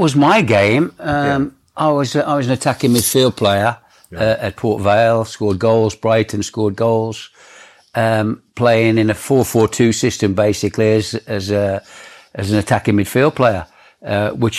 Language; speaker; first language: English; native; English